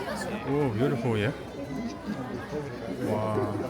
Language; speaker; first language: English; non-native, learner; Vietnamese